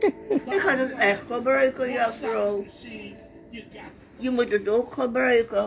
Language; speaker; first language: Dutch; non-native, local second language; Sranan Tongo